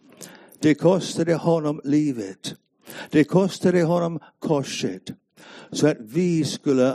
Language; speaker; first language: Swedish; non-native, fluent; English